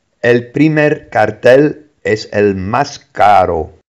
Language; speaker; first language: Spanish; non-native, fluent; Dutch